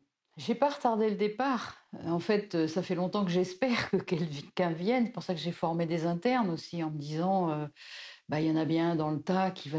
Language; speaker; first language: French; native; French